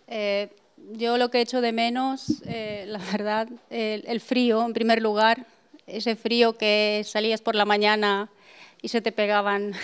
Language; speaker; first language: Spanish; non-native, fluent; Romanian